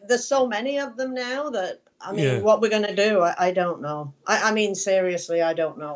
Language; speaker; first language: English; native; English